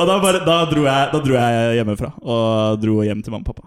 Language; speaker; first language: Norwegian; native; Norwegian